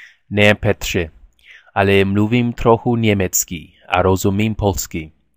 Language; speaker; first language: Czech; non-native, learner; English